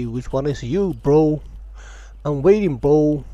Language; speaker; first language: English; non-native, local second language; Tibetan